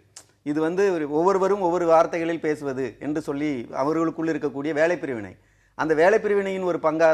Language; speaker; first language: Tamil; native; Tamil